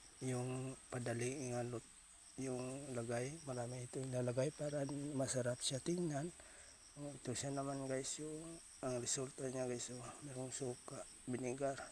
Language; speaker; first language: Filipino; non-native, local second language; Cebuano